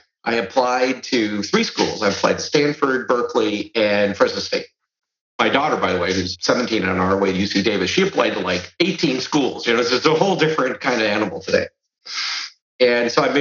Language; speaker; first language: English; early bilingual, other home language; Serbian